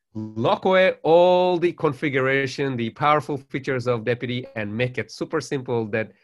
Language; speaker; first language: English; non-native, local second language; Bangla